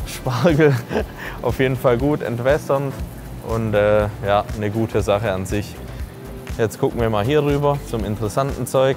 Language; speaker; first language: German; native; German